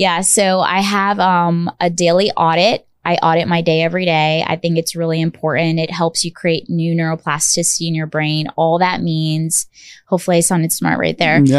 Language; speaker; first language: English; native; English